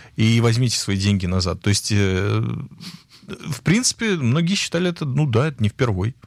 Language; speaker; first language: Russian; native; Russian